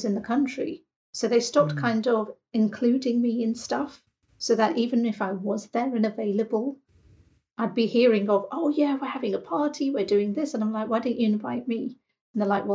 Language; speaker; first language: English; native; English